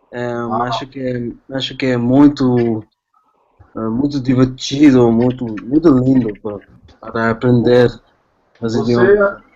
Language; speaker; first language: Portuguese; non-native, fluent; English